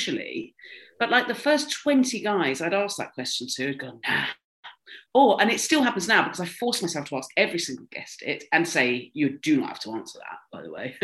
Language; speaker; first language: English; native; English